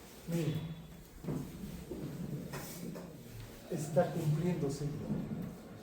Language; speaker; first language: Spanish; native; Spanish